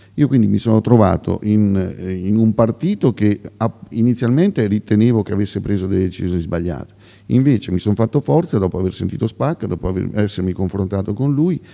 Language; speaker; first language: Italian; native; Italian